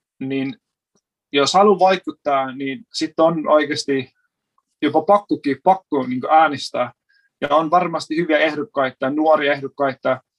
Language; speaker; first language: Finnish; non-native, fluent; Persian